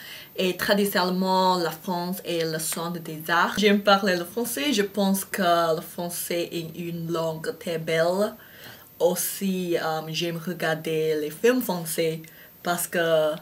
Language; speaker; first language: French; non-native, fluent; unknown